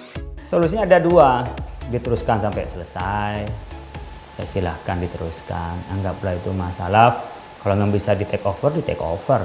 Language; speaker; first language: Indonesian; native; Indonesian